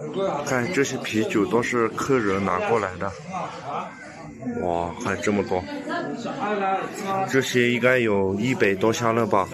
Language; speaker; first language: Chinese; non-native, local second language; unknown